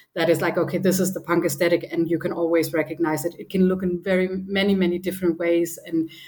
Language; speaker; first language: English; non-native, fluent; Danish